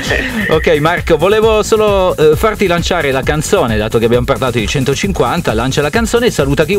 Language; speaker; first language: Italian; native; Italian